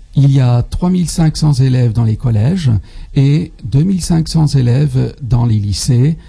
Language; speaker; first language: French; non-native, fluent; Dutch